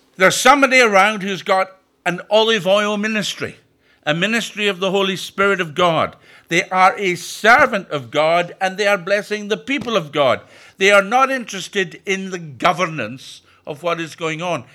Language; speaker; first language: English; native; English